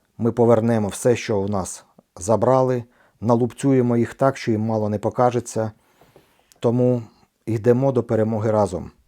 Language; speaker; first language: Ukrainian; non-native, local second language; Russian